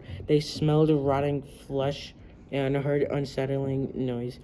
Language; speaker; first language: English; native; English